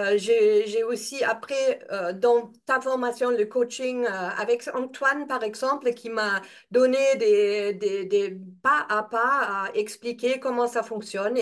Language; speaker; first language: French; non-native, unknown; German